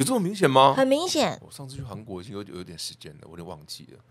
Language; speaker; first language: Chinese; native; Chinese